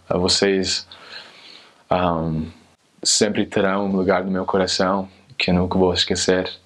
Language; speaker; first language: Portuguese; non-native, fluent; English